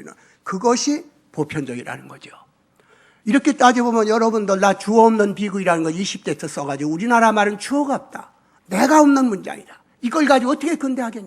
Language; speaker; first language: Korean; native; Korean